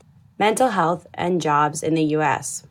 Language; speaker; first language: English; native; English